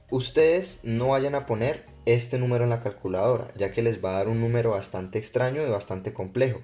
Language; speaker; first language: Spanish; native; Spanish